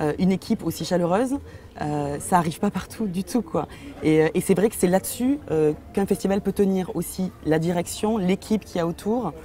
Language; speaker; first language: French; early bilingual, other home language; Arabic